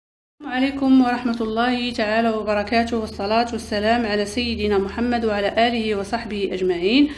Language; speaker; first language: Arabic; native; Arabic